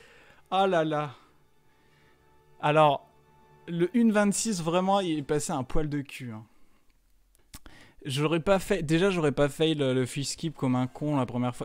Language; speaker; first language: French; native; French